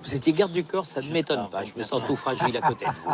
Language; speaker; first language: French; native; French